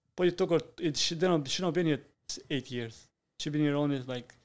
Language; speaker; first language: English; non-native, fluent; Italian